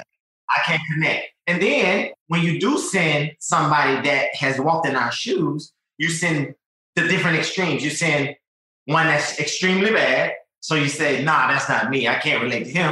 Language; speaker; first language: English; native; English